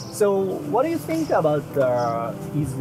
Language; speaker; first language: English; non-native, learner; Japanese